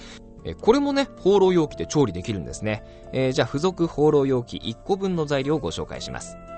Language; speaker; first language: Japanese; native; Japanese